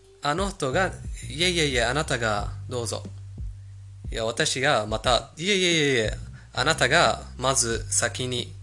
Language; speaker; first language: Japanese; non-native, fluent; Persian